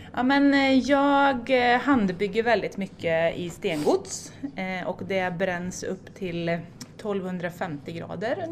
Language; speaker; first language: Swedish; native; Swedish